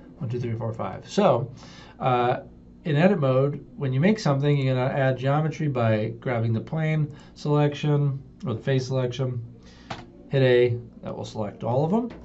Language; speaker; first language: English; native; English